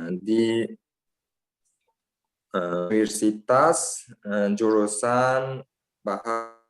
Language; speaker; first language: Indonesian; non-native, learner; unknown